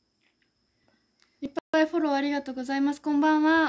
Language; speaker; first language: Japanese; native; Japanese